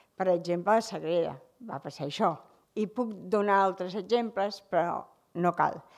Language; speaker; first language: Catalan; native; Catalan